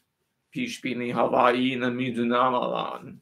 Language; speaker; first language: Persian; non-native, learner; English